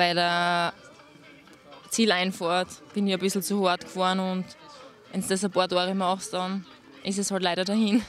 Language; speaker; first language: German; native; German